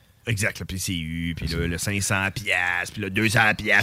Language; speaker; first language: French; native; French